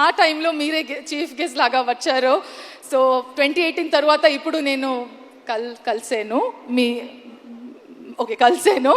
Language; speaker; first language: Telugu; non-native, learner; Kannada